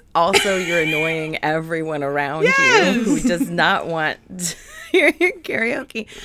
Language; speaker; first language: English; native; English